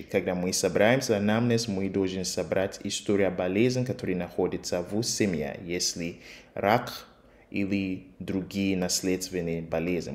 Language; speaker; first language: Russian; non-native, fluent; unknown